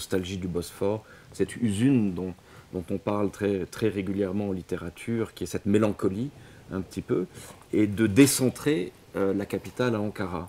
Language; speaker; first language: French; native; French